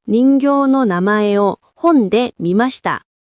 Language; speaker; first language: Japanese; non-native, fluent; Korean